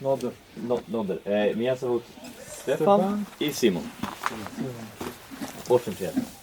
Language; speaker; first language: Russian; non-native, learner; Swedish